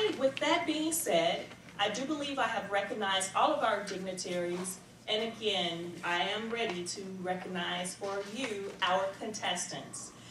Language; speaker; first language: English; native; English